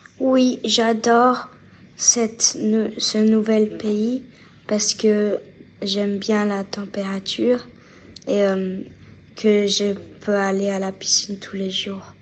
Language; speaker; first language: French; early bilingual, heritage; French